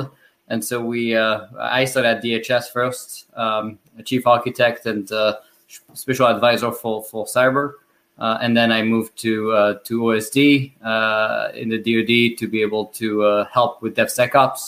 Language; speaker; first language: English; non-native, fluent; French